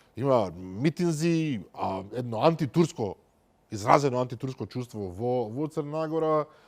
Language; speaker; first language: Macedonian; native; Macedonian